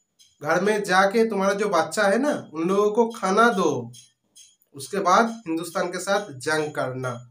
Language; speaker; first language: Hindi; non-native, local second language; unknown